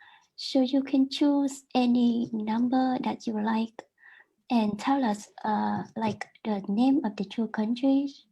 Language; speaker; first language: English; non-native, learner; Vietnamese